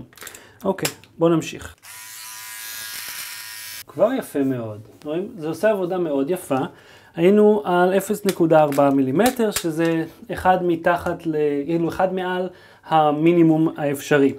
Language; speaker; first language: Hebrew; native; Hebrew